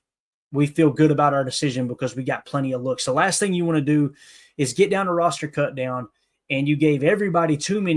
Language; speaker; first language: English; native; English